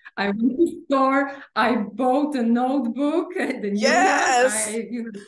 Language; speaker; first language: English; non-native, fluent; Polish